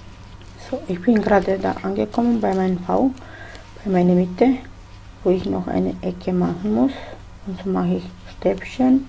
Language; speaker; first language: German; non-native, fluent; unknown